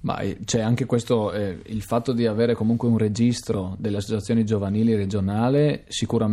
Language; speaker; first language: Italian; native; Italian